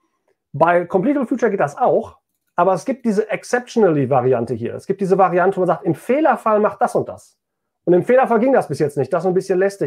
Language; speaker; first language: German; native; German